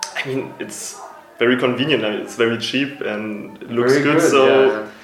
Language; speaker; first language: English; non-native, fluent; German